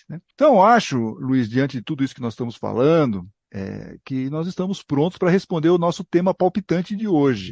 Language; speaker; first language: Portuguese; native; Portuguese